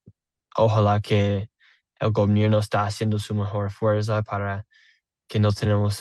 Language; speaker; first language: Spanish; non-native, learner; English